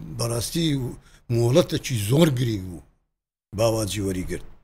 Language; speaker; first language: Central Kurdish; native; Central Kurdish